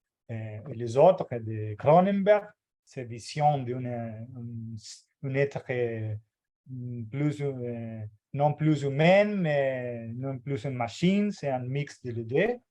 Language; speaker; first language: French; non-native, fluent; Portuguese